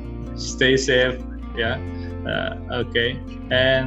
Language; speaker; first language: English; non-native, learner; Indonesian